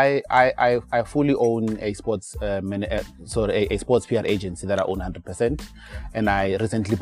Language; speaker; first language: English; non-native, local second language; Tswana